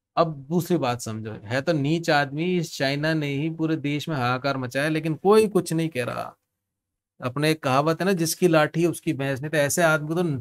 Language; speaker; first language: Hindi; native; Hindi